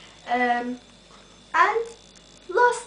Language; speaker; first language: English; non-native, learner; Turkish